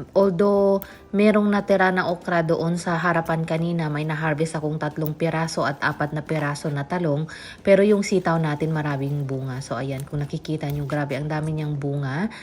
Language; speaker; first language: Filipino; non-native, local second language; Hiligaynon